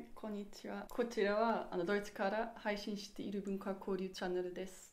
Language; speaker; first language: Japanese; non-native, learner; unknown